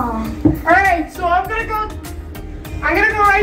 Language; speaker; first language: English; native; English